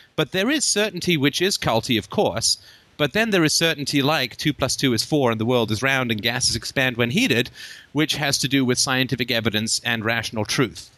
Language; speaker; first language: English; native; English